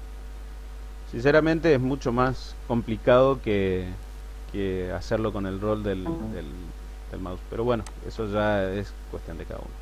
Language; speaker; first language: Spanish; native; Spanish